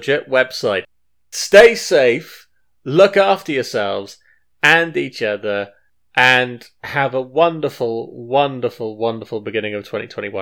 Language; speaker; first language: English; native; English